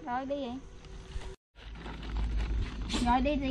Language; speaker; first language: Vietnamese; native; Vietnamese